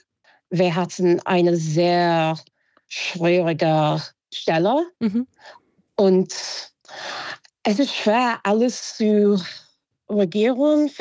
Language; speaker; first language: German; non-native, fluent; English